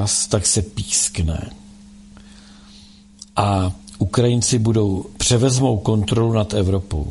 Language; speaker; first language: Czech; native; Czech